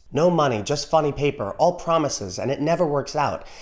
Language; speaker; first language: English; native; English